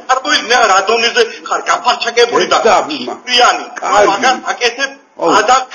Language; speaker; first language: Georgian; native; Georgian